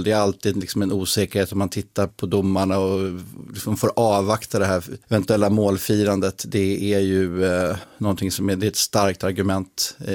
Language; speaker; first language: Swedish; native; Swedish